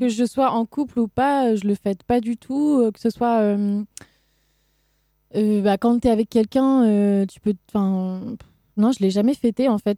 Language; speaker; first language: French; native; French